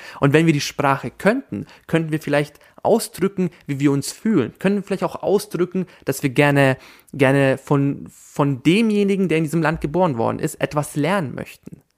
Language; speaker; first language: German; early bilingual, other home language; Albanian